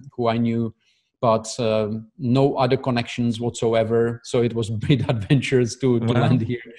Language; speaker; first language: English; non-native, fluent; Czech